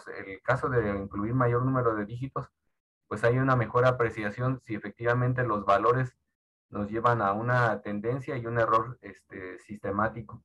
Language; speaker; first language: Spanish; native; Spanish